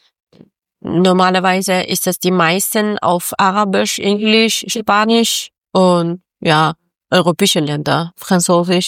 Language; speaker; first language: German; non-native, learner; Persian